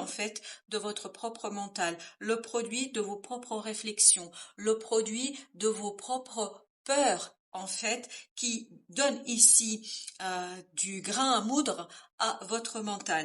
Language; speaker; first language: French; native; French